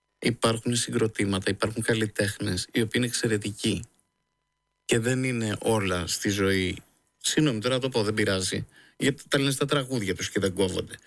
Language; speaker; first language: Greek; native; Greek